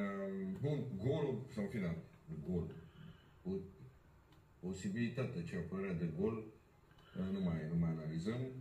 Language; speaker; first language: Romanian; native; Romanian